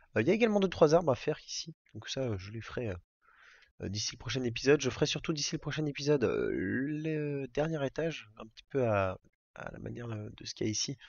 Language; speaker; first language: French; native; French